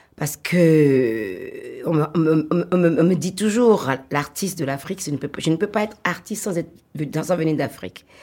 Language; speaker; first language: French; non-native, local second language; Fon